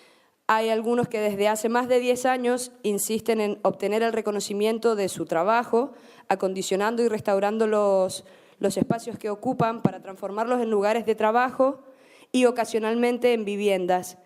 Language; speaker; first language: Spanish; native; Spanish